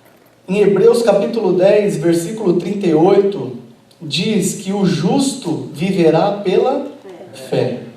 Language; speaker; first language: Portuguese; native; Portuguese